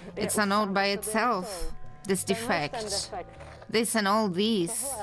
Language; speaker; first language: English; non-native, fluent; Czech